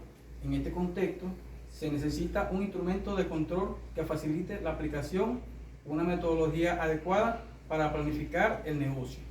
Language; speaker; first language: Spanish; native; Spanish